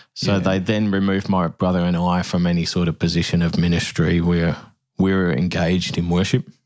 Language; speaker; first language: English; native; English